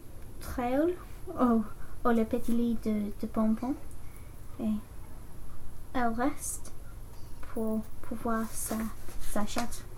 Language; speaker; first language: French; non-native, learner; English